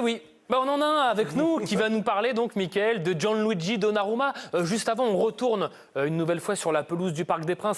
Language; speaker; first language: French; native; French